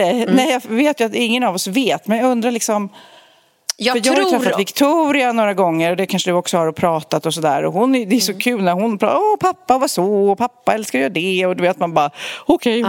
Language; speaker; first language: Swedish; native; Swedish